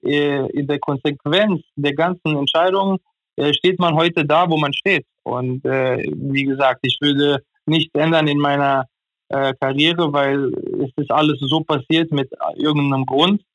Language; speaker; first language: German; non-native, fluent; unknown